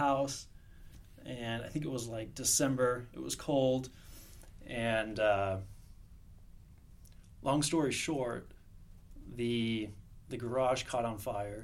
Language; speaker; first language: English; native; English